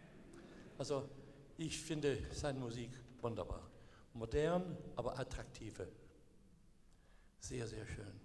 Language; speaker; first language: German; non-native, learner; English